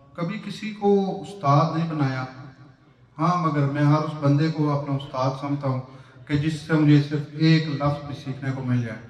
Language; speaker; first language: Urdu; non-native, local second language; Pahari-Potwari